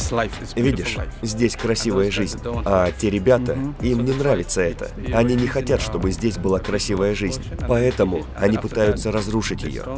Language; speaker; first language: Russian; native; Russian